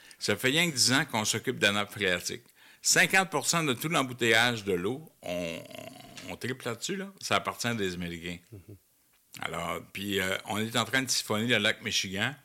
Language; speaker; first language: French; native; French